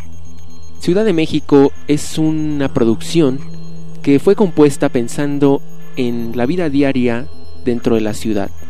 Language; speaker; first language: Spanish; native; Spanish